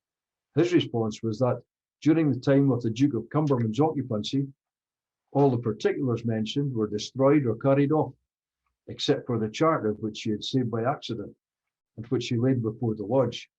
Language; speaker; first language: English; native; English